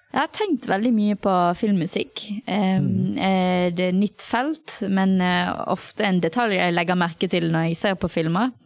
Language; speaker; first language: Norwegian; early bilingual, other home language; Tamil